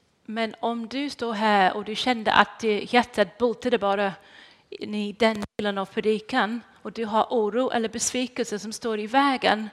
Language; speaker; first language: Swedish; non-native, fluent; English